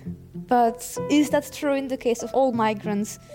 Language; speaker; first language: English; non-native, fluent; Polish